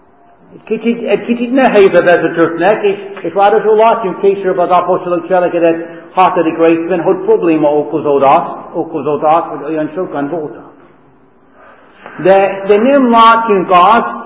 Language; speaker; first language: Hungarian; non-native, fluent; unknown